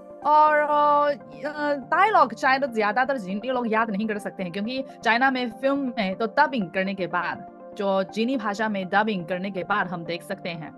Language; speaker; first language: Hindi; non-native, fluent; Chinese